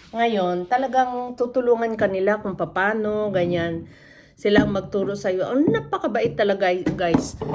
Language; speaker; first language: Filipino; native; Filipino